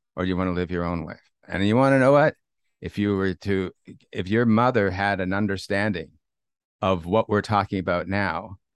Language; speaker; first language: English; native; English